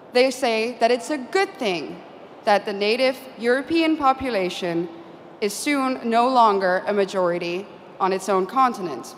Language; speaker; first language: English; non-native, fluent; Dutch